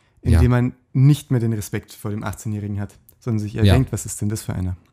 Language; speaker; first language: German; native; German